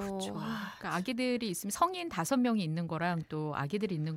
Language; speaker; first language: Korean; native; Korean